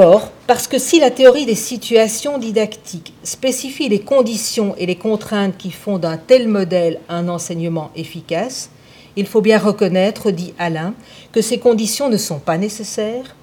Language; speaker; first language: French; native; French